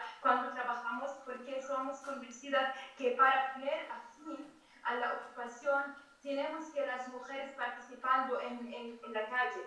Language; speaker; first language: Spanish; non-native, fluent; Arabic